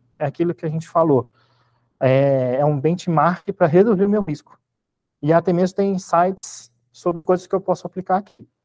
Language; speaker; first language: Portuguese; native; Portuguese